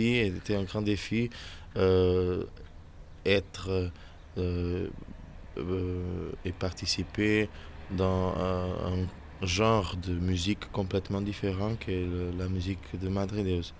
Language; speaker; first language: French; non-native, learner; Portuguese